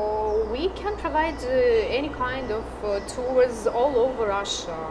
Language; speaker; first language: English; non-native, fluent; Russian